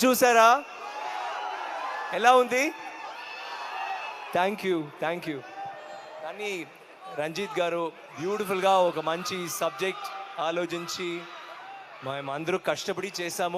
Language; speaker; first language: Telugu; non-native, learner; Tamil